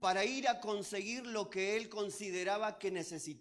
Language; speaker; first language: Spanish; native; Spanish